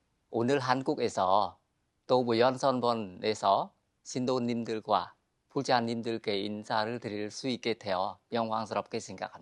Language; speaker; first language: Korean; non-native, fluent; Khmer